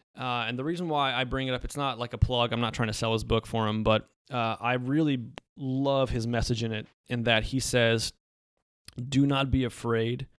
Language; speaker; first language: English; early bilingual, other home language; Polish